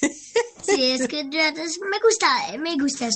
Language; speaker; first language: Spanish; early bilingual, heritage; Spanish